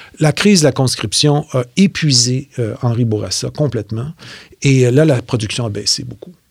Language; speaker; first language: French; native; French